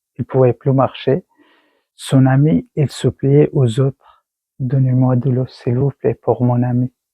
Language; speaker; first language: French; non-native, learner; Persian